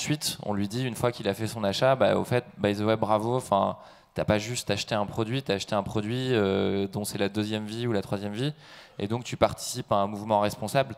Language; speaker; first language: French; native; French